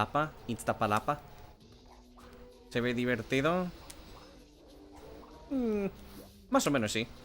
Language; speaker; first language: Spanish; non-native, learner; English